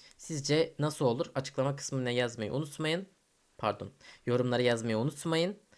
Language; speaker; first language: Turkish; early bilingual, heritage; Turkish